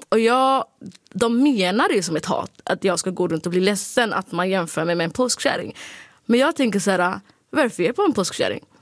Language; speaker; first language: Swedish; early bilingual, other home language; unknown